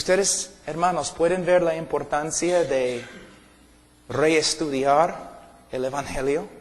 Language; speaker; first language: Spanish; non-native, fluent; English